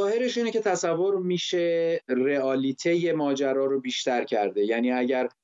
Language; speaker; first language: Persian; native; Persian